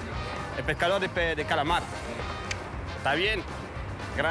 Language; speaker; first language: Spanish; non-native, learner; French